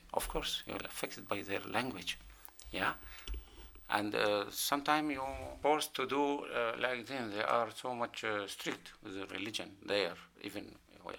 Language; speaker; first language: English; non-native, learner; Arabic